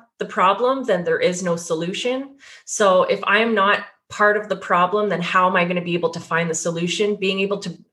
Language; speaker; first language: English; native; English